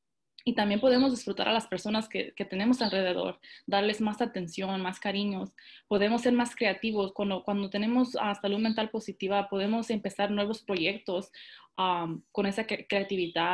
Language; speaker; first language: Spanish; early bilingual, heritage; Spanish